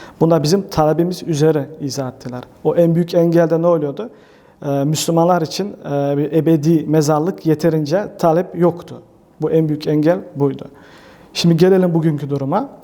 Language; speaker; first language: Turkish; early bilingual, heritage; Turkish